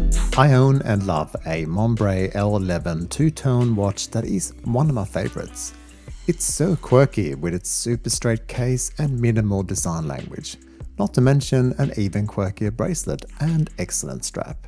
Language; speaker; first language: English; native; English